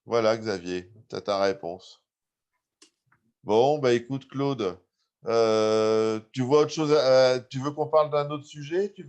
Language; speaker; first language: French; native; French